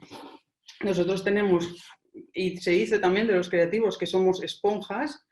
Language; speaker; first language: Spanish; native; Spanish